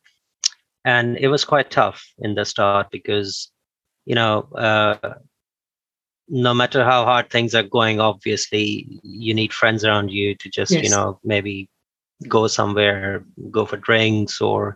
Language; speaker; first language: English; non-native, local second language; Urdu